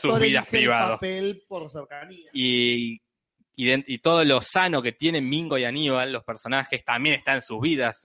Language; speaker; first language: Spanish; native; Spanish